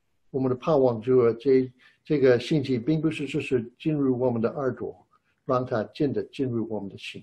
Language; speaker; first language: Chinese; non-native, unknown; English